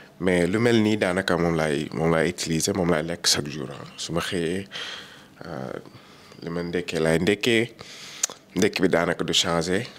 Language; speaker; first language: Wolof; early bilingual, heritage; Wolof